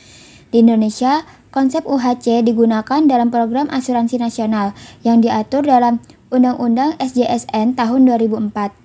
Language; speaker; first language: Indonesian; native; Indonesian